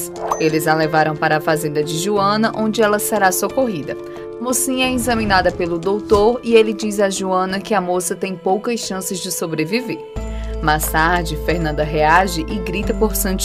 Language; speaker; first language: Portuguese; native; Portuguese